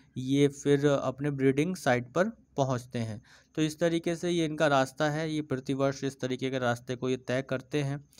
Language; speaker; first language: Hindi; native; Hindi